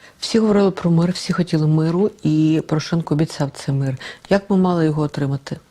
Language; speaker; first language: Ukrainian; non-native, local second language; Russian